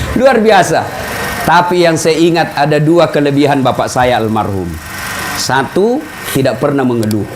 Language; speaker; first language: Indonesian; non-native, local second language; Buginese